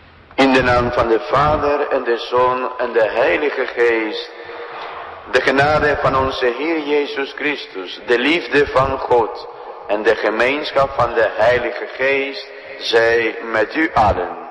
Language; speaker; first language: Dutch; non-native, fluent; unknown